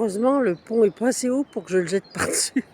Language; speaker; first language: French; native; French